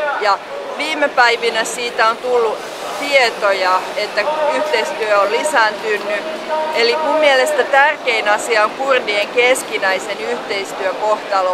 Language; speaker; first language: Finnish; native; Finnish